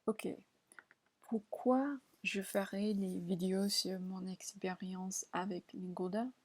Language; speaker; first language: French; non-native, learner; English